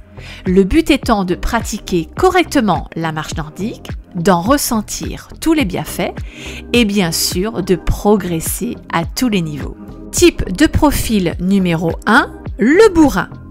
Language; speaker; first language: French; native; French